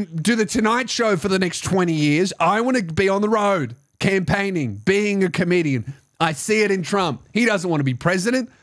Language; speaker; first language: English; native; English